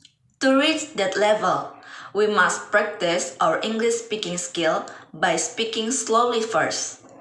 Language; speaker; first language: English; non-native, learner; Indonesian